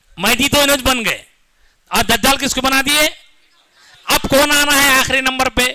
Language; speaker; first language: Urdu; native; Urdu